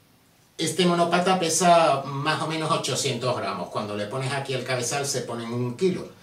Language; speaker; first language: Spanish; native; Spanish